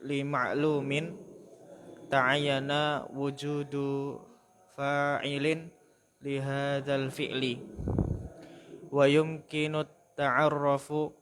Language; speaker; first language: Arabic; non-native, learner; Indonesian